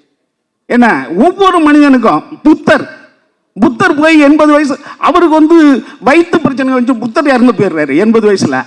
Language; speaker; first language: Tamil; native; Tamil